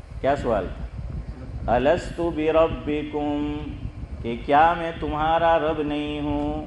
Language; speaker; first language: Urdu; non-native, local second language; Gujarati